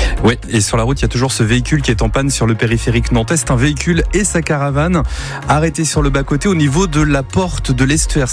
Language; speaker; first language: French; native; French